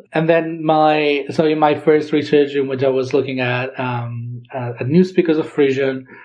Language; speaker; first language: English; non-native, fluent; Catalan